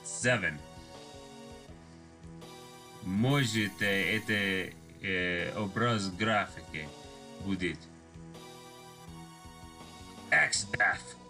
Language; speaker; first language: Russian; non-native, learner; English